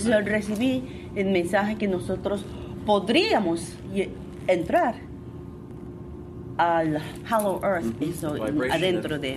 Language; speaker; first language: Spanish; non-native, fluent; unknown